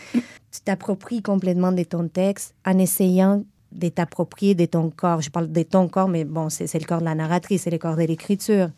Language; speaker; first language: French; non-native, fluent; Spanish